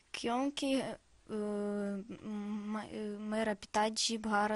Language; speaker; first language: Hindi; non-native, learner; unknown